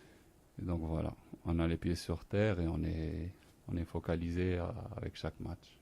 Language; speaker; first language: French; non-native, local second language; Arabic